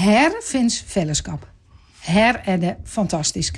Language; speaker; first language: Norwegian; non-native, fluent; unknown